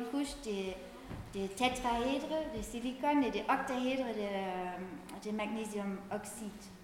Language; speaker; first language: French; non-native, fluent; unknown